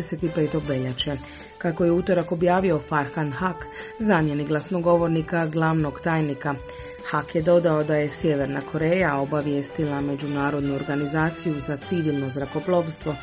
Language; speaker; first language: Croatian; native; Croatian